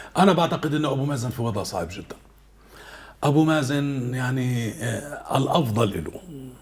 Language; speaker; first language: Arabic; native; Arabic